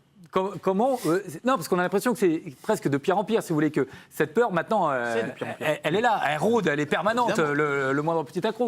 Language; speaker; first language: French; native; French